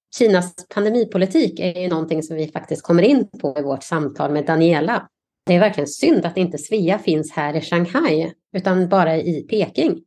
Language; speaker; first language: Swedish; native; Swedish